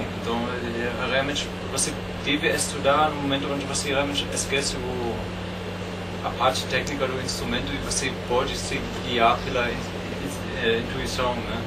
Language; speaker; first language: Portuguese; non-native, fluent; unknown